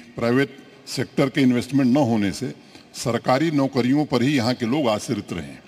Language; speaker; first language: Hindi; native; Hindi